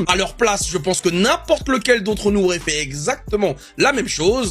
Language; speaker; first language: French; native; French